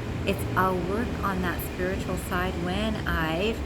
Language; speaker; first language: English; native; English